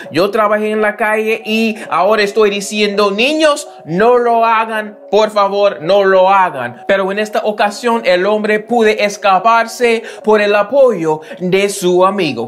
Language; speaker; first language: Spanish; non-native, learner; English